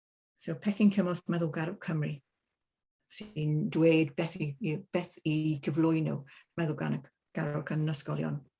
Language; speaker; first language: Welsh; non-native, learner; English